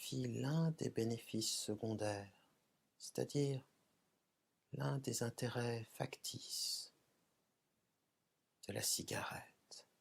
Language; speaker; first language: French; native; French